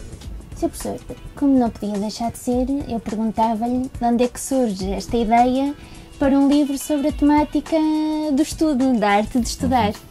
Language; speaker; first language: Portuguese; native; Portuguese